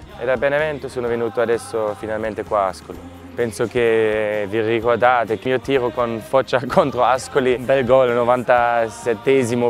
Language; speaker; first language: Italian; non-native, fluent; German